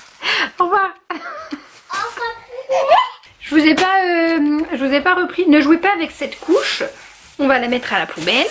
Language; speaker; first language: French; native; French